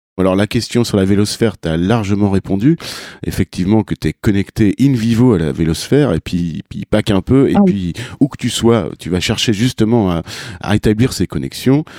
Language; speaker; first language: French; native; French